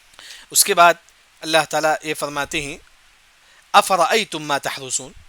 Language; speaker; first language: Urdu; non-native, local second language; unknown